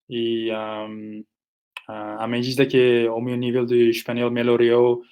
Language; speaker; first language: Portuguese; non-native, fluent; Nepali